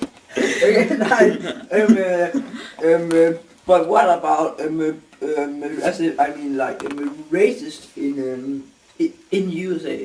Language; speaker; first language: English; non-native, learner; Danish